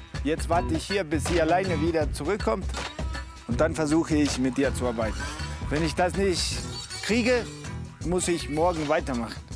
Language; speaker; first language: German; non-native, fluent; Spanish